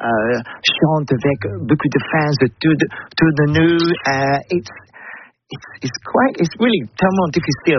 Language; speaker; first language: French; non-native, learner; English